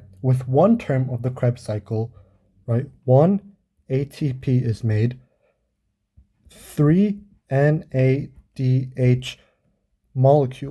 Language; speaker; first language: English; native; English